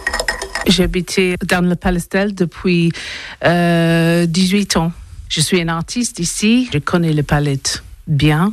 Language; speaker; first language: French; non-native, learner; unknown